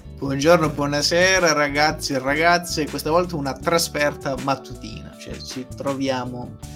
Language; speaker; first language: Italian; native; Italian